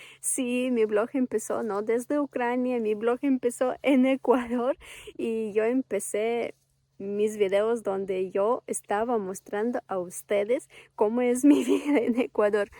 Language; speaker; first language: Spanish; non-native, fluent; Ukrainian